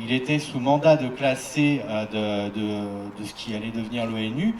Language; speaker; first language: French; native; French